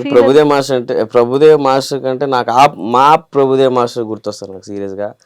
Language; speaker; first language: Telugu; native; Telugu